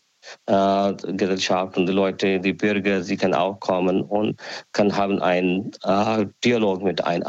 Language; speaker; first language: German; non-native, learner; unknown